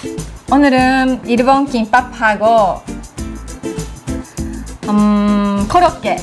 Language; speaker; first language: Korean; non-native, fluent; Japanese